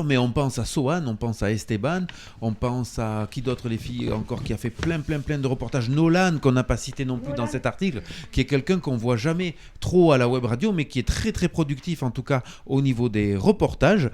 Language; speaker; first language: French; native; French